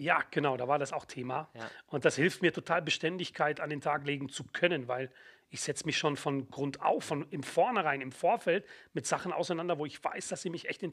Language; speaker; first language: German; native; German